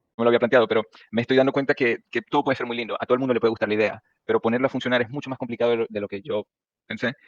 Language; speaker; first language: Spanish; native; Spanish